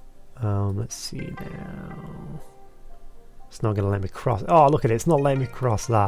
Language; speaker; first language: English; native; English